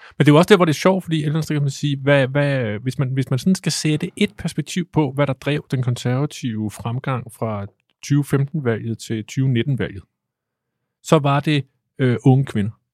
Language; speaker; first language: Danish; native; Danish